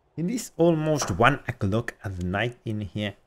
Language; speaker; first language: English; non-native, fluent; Finnish